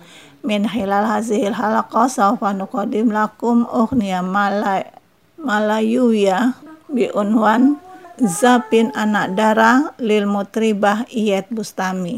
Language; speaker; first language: Arabic; non-native, fluent; Indonesian